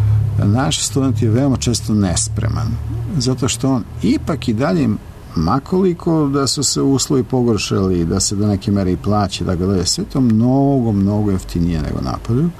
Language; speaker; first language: Serbian; native; Serbian